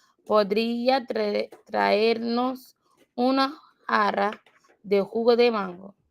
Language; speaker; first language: Spanish; non-native, learner; English